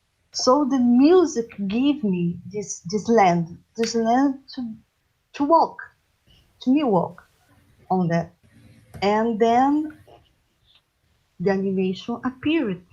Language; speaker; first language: English; non-native, learner; Portuguese